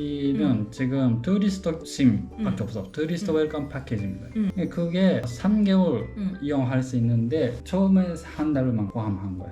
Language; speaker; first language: Korean; non-native, learner; Japanese